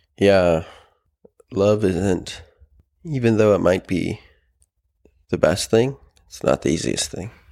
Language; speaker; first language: English; native; English